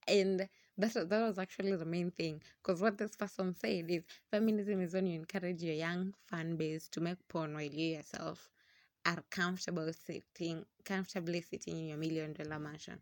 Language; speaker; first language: English; non-native, local second language; Swahili